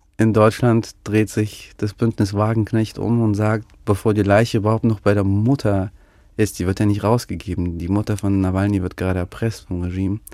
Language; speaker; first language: German; early bilingual, other home language; Russian